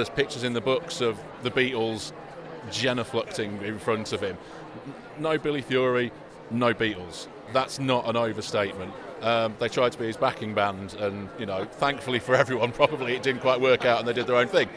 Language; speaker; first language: English; native; English